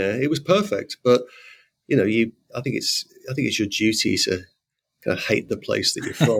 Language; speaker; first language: English; native; English